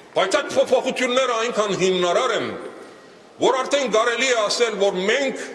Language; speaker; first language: Armenian; early bilingual, heritage; Armenian